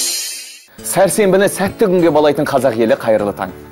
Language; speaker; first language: Kazakh; native; Kazakh